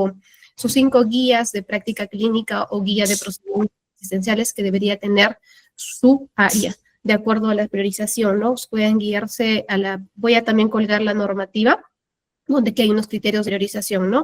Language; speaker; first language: Spanish; native; Spanish